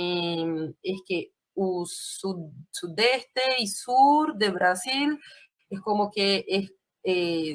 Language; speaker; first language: Spanish; non-native, fluent; Portuguese